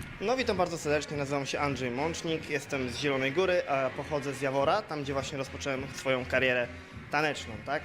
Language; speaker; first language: Polish; native; Polish